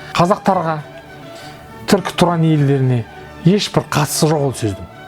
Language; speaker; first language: Kazakh; non-native, local second language; Russian